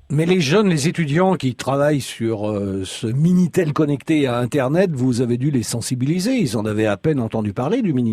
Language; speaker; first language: French; native; French